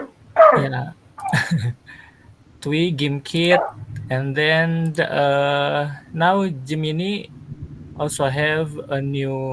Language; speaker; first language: English; non-native, learner; Sundanese